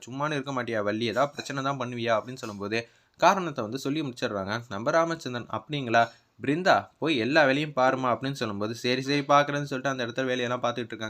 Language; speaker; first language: Tamil; native; Tamil